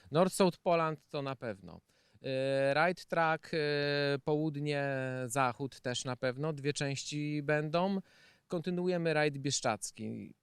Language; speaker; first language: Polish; native; Polish